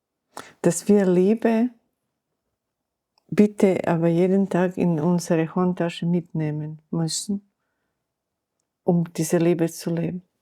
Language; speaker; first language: German; non-native, learner; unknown